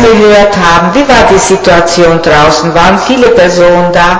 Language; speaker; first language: German; non-native, fluent; Italian